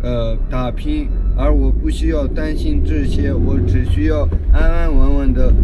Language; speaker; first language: Chinese; non-native, local second language; Tibetan